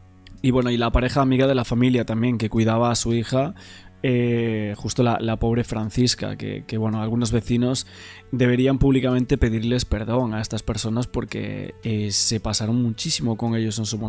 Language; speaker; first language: Spanish; native; Spanish